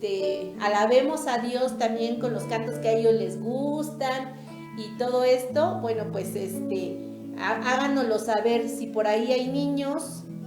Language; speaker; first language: Spanish; native; Spanish